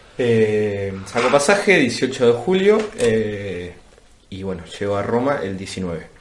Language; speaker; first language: Spanish; native; Spanish